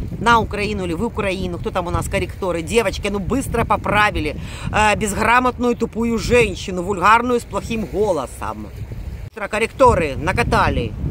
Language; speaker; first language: Russian; native; Russian